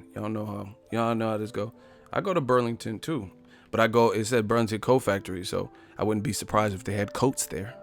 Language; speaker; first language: English; native; English